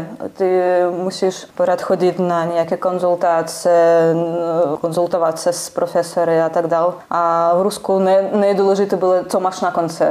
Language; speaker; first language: Czech; non-native, learner; Russian